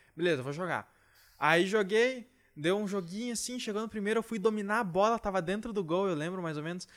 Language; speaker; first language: Portuguese; native; Portuguese